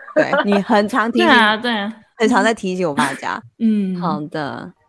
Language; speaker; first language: Chinese; native; Chinese